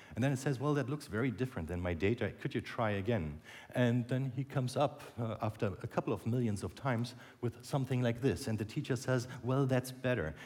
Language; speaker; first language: English; non-native, fluent; German